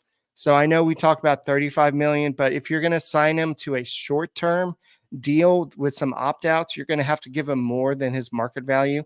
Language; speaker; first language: English; native; English